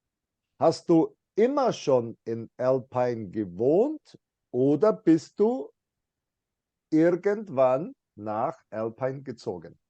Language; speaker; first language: German; non-native, fluent; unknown